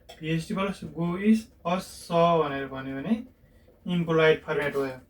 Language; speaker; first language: Nepali; native; Nepali